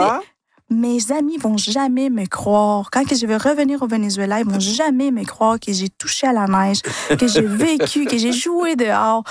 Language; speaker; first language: French; early bilingual, other home language; Spanish